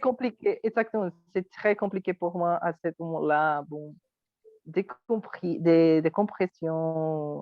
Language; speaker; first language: French; non-native, learner; Spanish